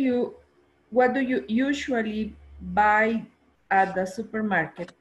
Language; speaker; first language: English; non-native, learner; Spanish